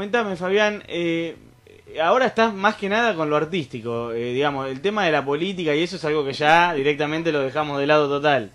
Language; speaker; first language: Spanish; native; Spanish